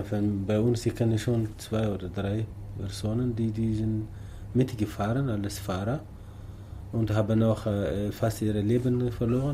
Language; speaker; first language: German; non-native, learner; Tamasheq